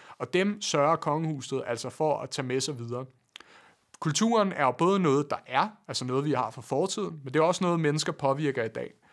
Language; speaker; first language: Danish; native; Danish